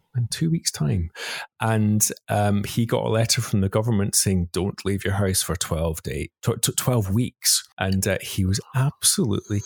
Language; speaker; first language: English; native; English